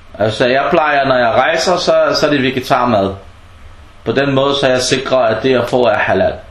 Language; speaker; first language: Danish; non-native, fluent; Arabic